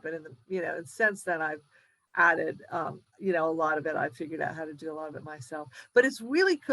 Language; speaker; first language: English; native; English